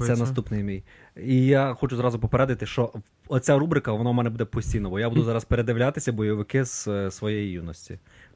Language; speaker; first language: Ukrainian; native; Ukrainian